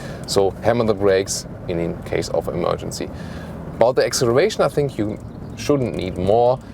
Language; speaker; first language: English; non-native, fluent; German